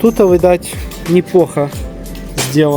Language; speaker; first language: Russian; early bilingual, heritage; Russian